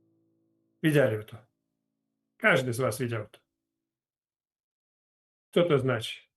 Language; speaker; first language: Polish; non-native, fluent; Russian